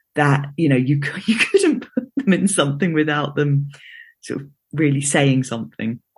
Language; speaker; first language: English; native; English